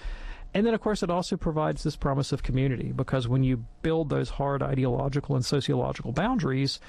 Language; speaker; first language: English; native; English